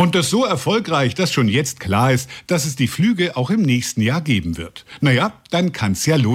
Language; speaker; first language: German; native; German